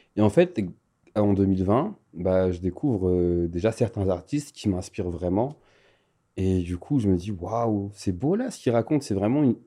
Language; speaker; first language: French; non-native, local second language; Malagasy